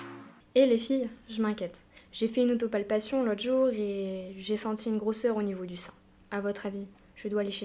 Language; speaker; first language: French; native; French